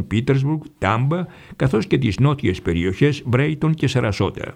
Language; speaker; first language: Greek; native; Greek